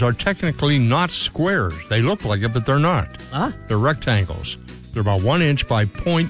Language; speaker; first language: English; native; English